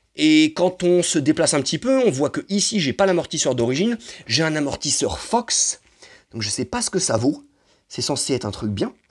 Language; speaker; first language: French; native; French